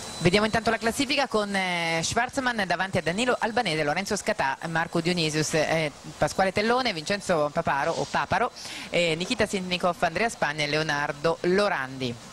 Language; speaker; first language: Italian; native; Italian